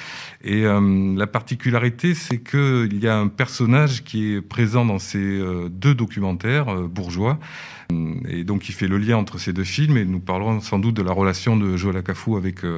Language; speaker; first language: French; native; French